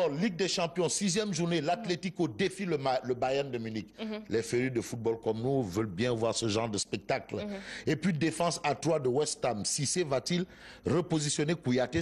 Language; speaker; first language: French; non-native, local second language; Wolof